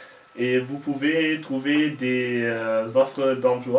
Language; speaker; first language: French; non-native, learner; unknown